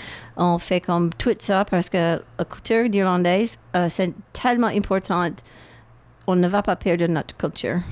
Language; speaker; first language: French; non-native, local second language; English